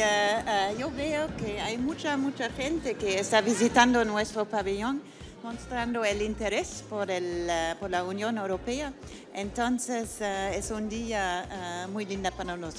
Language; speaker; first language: Spanish; non-native, fluent; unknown